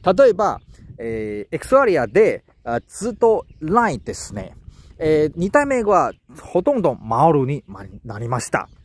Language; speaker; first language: Japanese; non-native, learner; Chinese